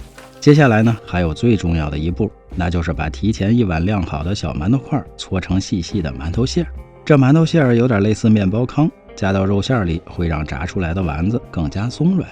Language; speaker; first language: Chinese; native; Chinese